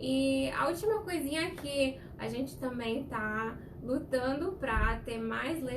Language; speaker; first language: Portuguese; non-native, fluent; Spanish